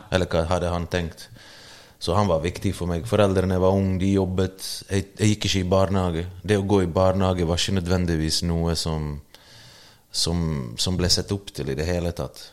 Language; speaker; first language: Norwegian; early bilingual, other home language; Bosnian